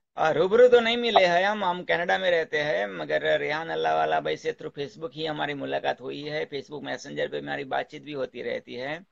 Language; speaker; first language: Hindi; non-native, local second language; Gujarati